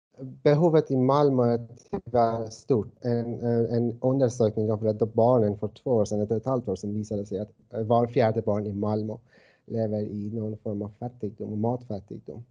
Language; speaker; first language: Swedish; non-native, fluent; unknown